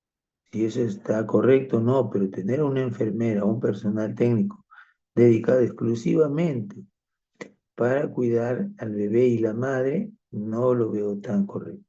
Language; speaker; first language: Spanish; native; Spanish